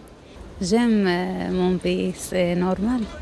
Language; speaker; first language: French; non-native, learner; Arabic